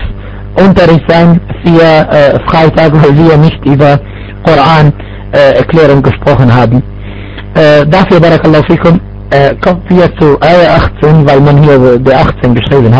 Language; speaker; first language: German; non-native, fluent; Arabic